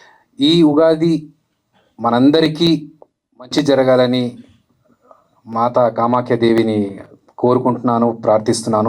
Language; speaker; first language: Telugu; native; Telugu